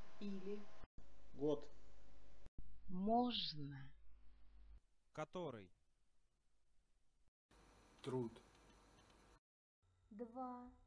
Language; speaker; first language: Russian; non-native, learner; English